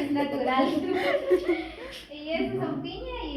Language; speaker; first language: Spanish; native; Spanish